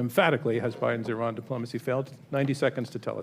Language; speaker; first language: English; native; English